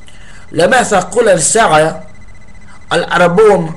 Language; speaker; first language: Arabic; non-native, learner; English